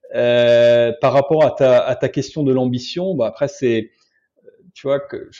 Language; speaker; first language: French; native; French